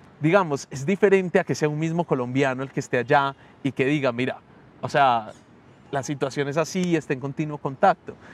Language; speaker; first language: Spanish; native; Spanish